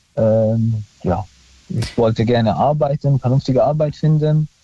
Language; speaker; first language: German; non-native, fluent; Arabic